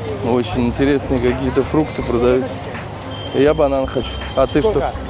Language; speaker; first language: Russian; native; Russian